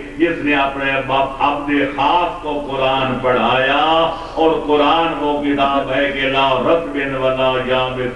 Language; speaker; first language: Urdu; non-native, local second language; Punjabi